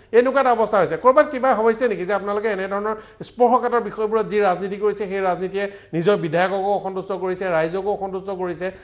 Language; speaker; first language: Assamese; native; Assamese